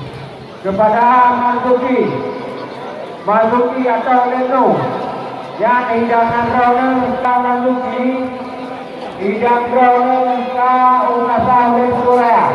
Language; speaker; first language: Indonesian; non-native, local second language; Achinese